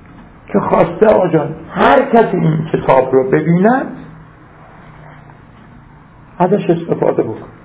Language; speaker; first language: Persian; native; Persian